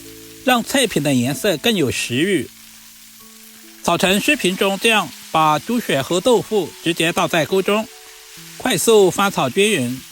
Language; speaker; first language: Chinese; native; Chinese